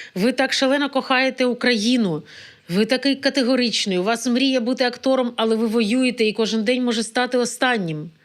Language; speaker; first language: Ukrainian; native; Ukrainian